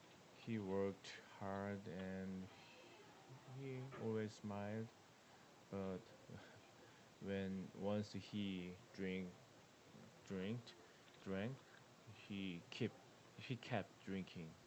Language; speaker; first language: English; non-native, learner; Korean